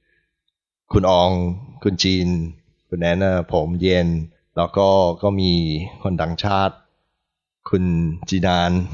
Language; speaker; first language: Thai; non-native, learner; English